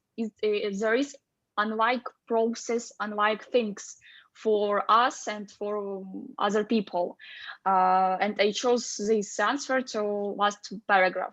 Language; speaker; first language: English; non-native, fluent; Russian